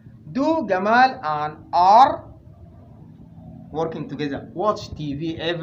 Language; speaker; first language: English; non-native, fluent; Arabic